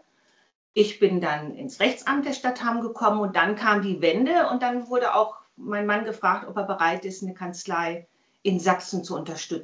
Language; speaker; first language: German; native; German